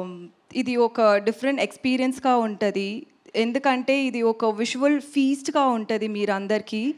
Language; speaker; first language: Telugu; non-native, learner; Tamil